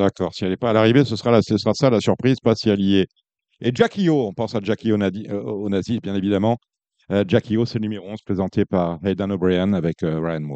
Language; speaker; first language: French; native; French